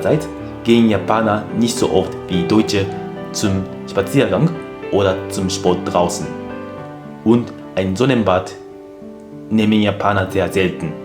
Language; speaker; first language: German; non-native, fluent; Japanese